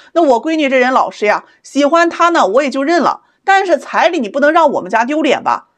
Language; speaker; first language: Chinese; native; Chinese